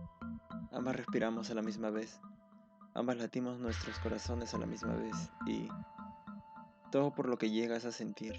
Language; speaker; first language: Spanish; native; Spanish